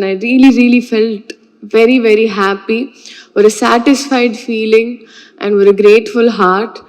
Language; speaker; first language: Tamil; non-native, learner; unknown